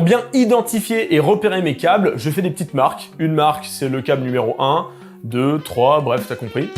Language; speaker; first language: French; native; French